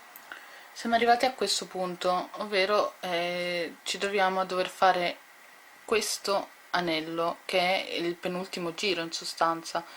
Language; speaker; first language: Italian; native; Italian